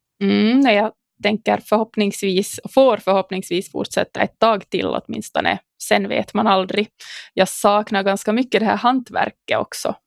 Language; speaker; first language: Swedish; native; Swedish